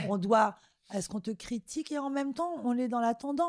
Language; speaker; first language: French; native; French